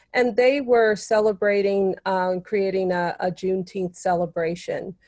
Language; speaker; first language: English; native; English